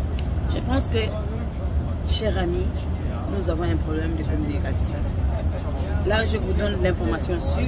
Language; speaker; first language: French; non-native, local second language; Lingala